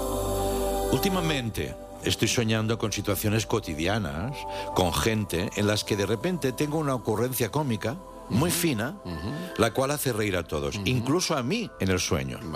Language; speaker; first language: Spanish; native; Spanish